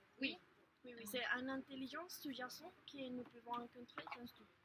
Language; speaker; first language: French; non-native, learner; Spanish